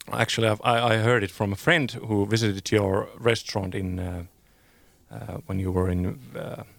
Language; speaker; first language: English; non-native, fluent; Finnish